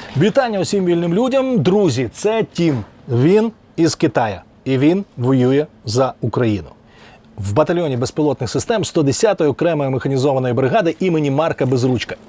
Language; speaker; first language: Ukrainian; native; Ukrainian